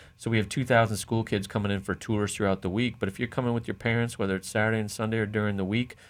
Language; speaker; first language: English; native; English